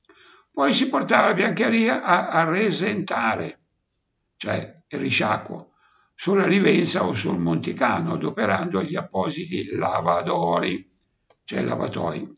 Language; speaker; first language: Italian; native; Italian